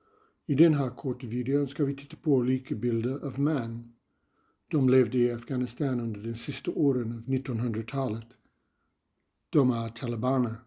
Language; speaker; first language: Swedish; non-native, fluent; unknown